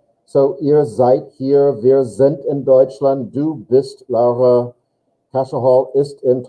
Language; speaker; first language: German; non-native, fluent; English